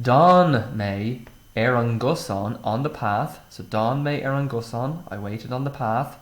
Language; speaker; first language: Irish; non-native, local second language; English